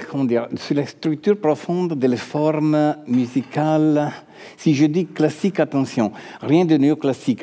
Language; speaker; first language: French; non-native, fluent; Italian